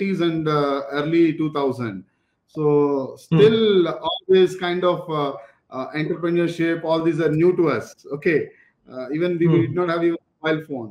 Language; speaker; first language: English; non-native, local second language; Telugu